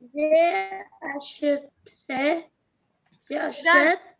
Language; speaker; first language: French; non-native, learner; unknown